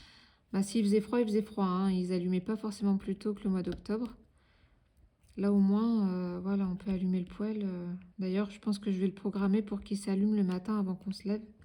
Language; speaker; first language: French; native; French